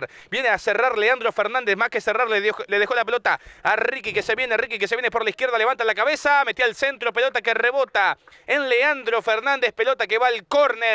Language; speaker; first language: Spanish; native; Spanish